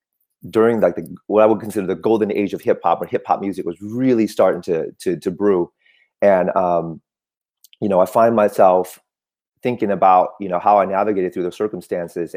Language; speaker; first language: English; early bilingual, other home language; Cantonese